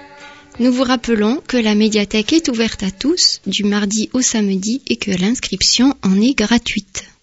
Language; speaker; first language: French; native; French